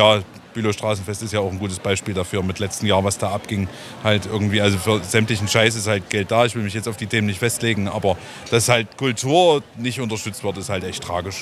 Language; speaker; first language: German; native; German